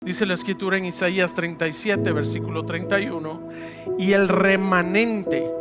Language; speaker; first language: Spanish; native; Spanish